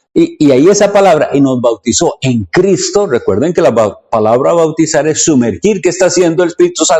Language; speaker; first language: Spanish; native; Spanish